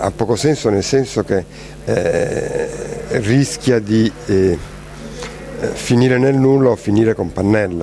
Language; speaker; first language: Italian; native; Italian